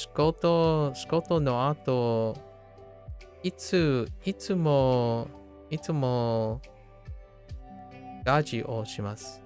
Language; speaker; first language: Japanese; non-native, learner; English